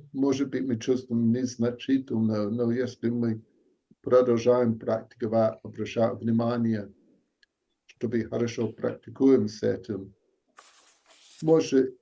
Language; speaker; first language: Russian; non-native, learner; English